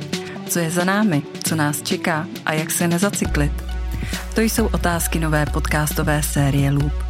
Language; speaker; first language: Czech; native; Czech